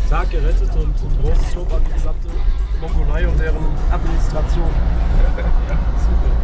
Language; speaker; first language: German; native; German